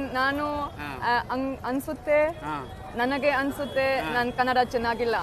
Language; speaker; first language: Kannada; non-native, learner; German